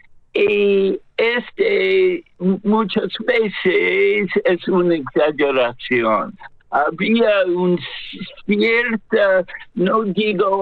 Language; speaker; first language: Spanish; non-native, fluent; English